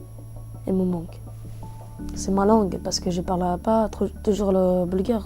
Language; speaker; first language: French; early bilingual, other home language; Bulgarian